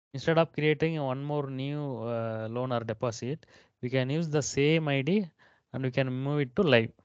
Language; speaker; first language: English; non-native, local second language; Tamil